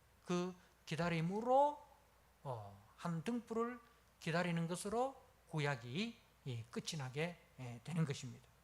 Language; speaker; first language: Korean; native; Korean